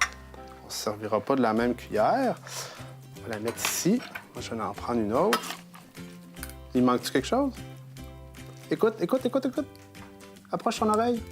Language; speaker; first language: French; native; French